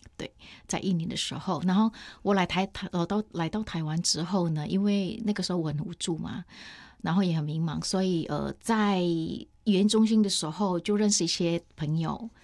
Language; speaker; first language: Chinese; non-native, fluent; Indonesian